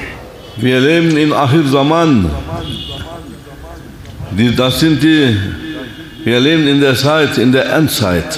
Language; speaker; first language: German; non-native, fluent; Turkish